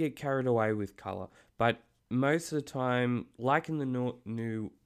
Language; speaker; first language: English; native; English